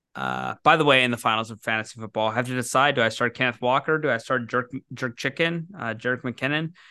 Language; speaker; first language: English; native; English